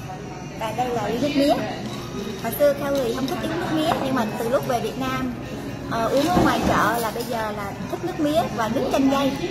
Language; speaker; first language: Vietnamese; early bilingual, heritage; Vietnamese